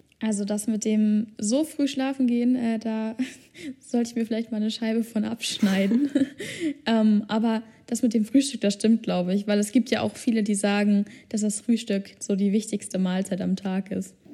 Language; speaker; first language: German; native; German